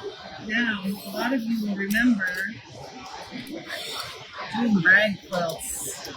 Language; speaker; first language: English; native; English